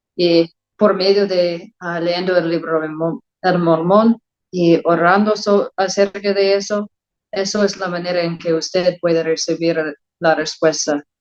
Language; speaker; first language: Spanish; non-native, learner; English